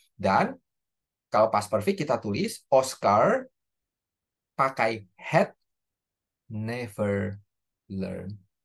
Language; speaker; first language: English; non-native, fluent; Indonesian